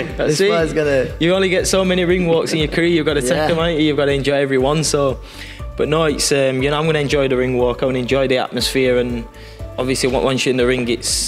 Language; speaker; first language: English; native; English